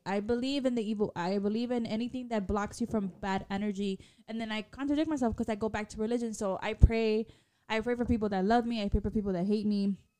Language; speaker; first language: English; early bilingual, other home language; Spanish